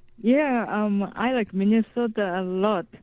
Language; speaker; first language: English; non-native, fluent; Japanese